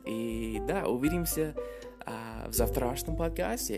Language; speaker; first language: Russian; non-native, fluent; English